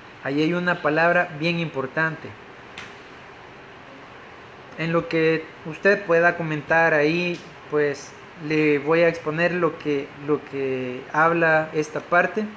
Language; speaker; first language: Spanish; native; Spanish